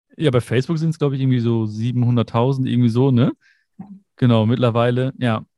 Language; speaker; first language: German; early bilingual, other home language; Malayalam